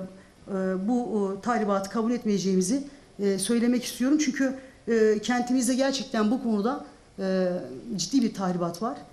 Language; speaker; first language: Turkish; non-native, local second language; Zaza